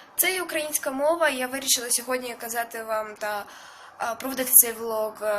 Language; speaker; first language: Ukrainian; non-native, local second language; Russian